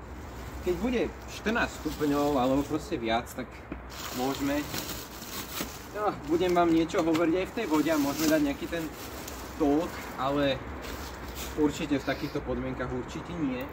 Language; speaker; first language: Slovak; native; Slovak